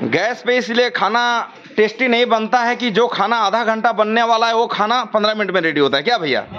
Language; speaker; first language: Hindi; native; Hindi